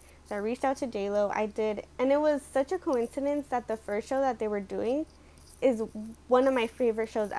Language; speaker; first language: English; native; English